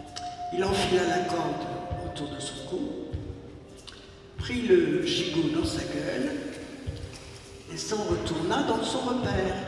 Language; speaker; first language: French; native; French